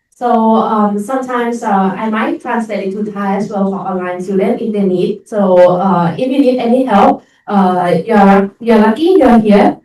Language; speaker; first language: English; non-native, fluent; Thai